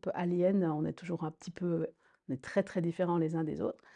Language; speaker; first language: French; early bilingual, other home language; Rundi